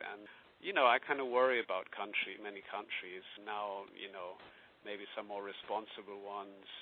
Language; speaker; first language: English; non-native, fluent; German